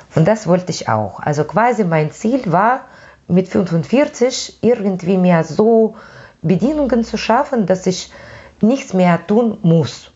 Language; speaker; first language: German; non-native, fluent; Russian